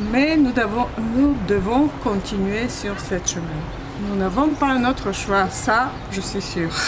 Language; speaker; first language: French; non-native, fluent; Bulgarian